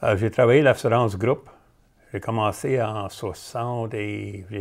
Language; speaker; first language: French; native; French